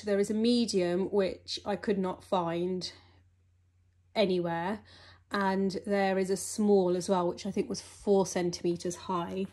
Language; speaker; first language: English; native; English